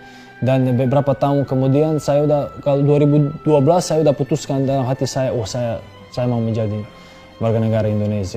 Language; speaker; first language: Indonesian; non-native, fluent; Serbian